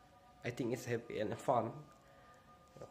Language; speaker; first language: English; non-native, learner; Indonesian